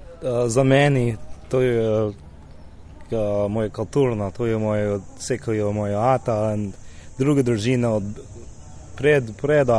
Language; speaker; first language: Slovenian; early bilingual, heritage; Slovenian